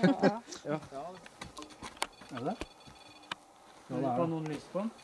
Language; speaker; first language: Norwegian; native; Norwegian